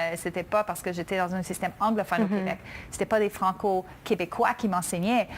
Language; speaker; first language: French; early bilingual, other home language; English